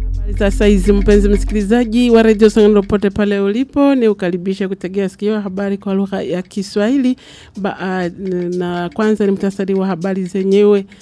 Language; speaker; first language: Swahili; non-native, local second language; Rundi